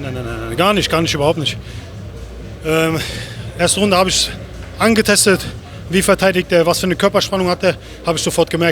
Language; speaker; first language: German; native; German